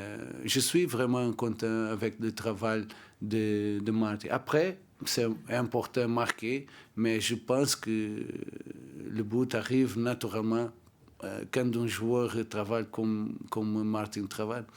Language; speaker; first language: French; non-native, learner; Portuguese